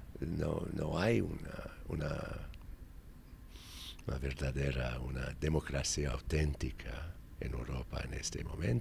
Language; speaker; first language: Spanish; non-native, fluent; English